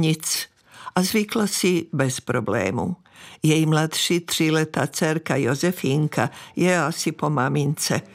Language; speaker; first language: Czech; non-native, fluent; Serbian